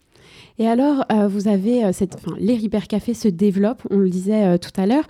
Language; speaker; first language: French; native; French